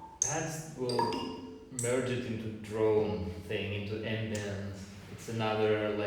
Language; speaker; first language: English; non-native, fluent; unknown